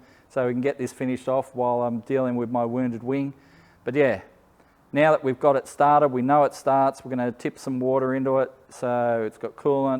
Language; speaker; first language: English; native; English